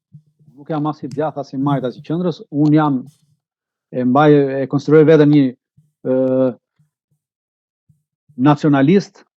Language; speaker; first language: Albanian; native; Albanian